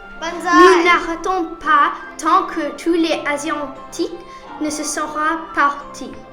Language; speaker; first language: French; non-native, learner; English